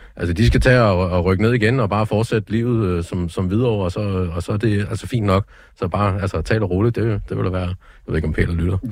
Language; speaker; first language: Danish; native; Danish